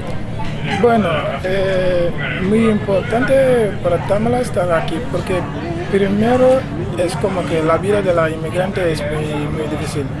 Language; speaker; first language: Spanish; non-native, learner; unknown